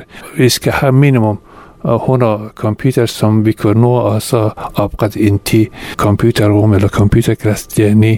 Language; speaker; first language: Danish; non-native, fluent; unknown